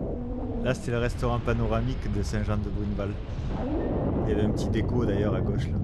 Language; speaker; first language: French; native; French